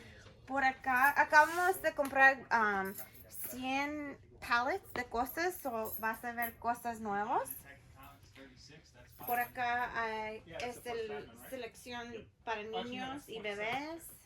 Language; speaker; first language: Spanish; early bilingual, heritage; Spanish